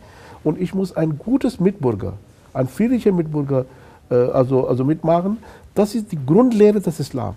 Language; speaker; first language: German; non-native, fluent; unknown